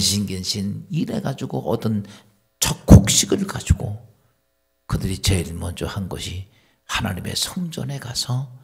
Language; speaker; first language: Korean; native; Korean